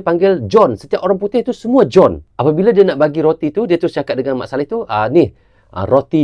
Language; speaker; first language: Malay; native; Malay